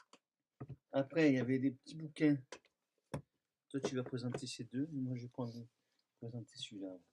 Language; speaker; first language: French; native; French